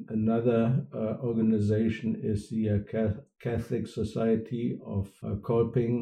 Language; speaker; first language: English; non-native, fluent; German